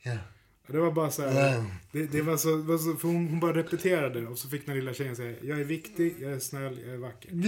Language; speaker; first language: Swedish; native; Swedish